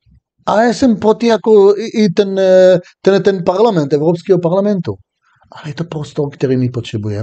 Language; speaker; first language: Czech; non-native, fluent; Hebrew